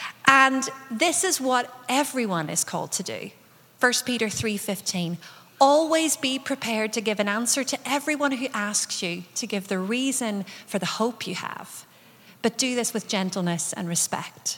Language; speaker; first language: English; native; English